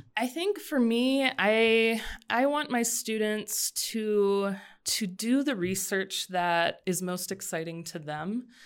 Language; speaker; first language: English; native; English